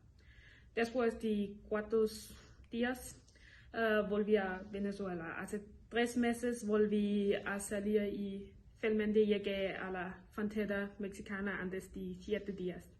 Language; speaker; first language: Spanish; non-native, learner; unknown